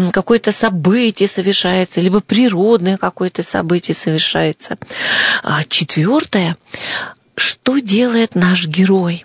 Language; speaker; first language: Russian; native; Russian